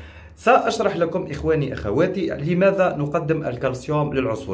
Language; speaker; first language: Arabic; native; Arabic